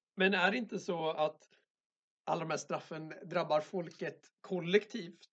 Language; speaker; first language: Swedish; native; Swedish